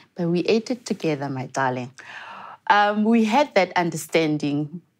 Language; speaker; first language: English; non-native, local second language; Southern Sotho